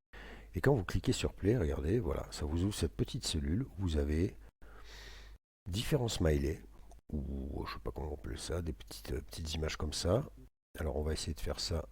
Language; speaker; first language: French; native; French